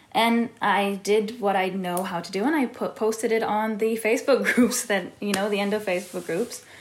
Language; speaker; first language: English; early bilingual, heritage; Hebrew